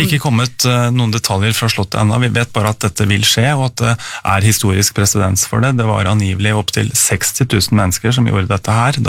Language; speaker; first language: Norwegian; native; Norwegian